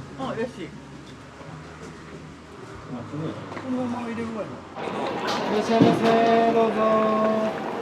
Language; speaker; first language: Japanese; native; Japanese